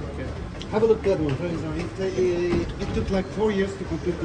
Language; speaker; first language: English; non-native, fluent; Turkish